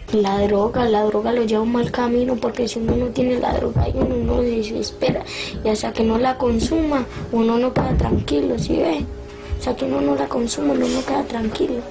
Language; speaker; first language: Spanish; native; Spanish